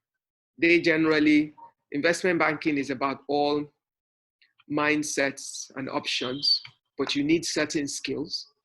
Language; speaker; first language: English; non-native, local second language; Yoruba